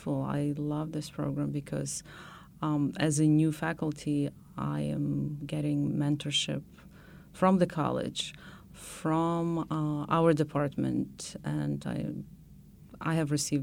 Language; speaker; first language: English; non-native, fluent; Ukrainian